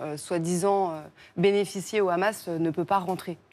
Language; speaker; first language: French; native; French